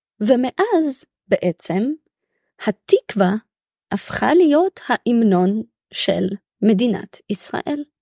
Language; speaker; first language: Hebrew; early bilingual, other home language; Russian